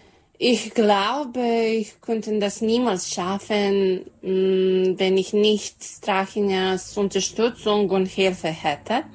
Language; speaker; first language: German; non-native, learner; Serbian